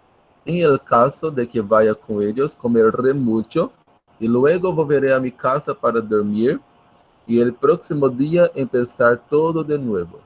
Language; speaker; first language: Spanish; non-native, fluent; Portuguese